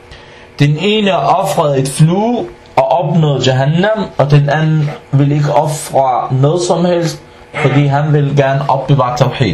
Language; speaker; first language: Danish; non-native, fluent; Arabic